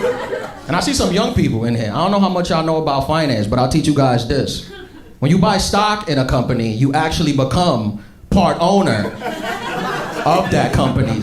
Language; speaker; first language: English; native; English